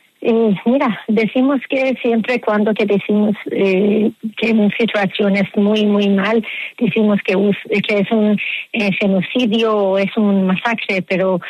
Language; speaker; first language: Spanish; non-native, learner; Persian